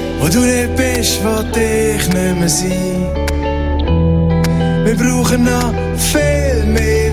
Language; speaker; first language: German; native; German